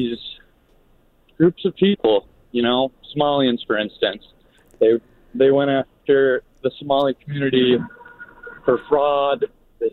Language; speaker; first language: English; native; English